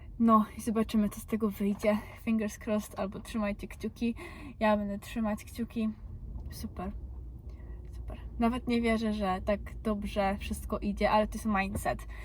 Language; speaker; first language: Polish; early bilingual, heritage; Polish